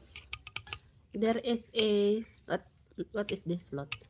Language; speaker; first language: English; non-native, local second language; Cebuano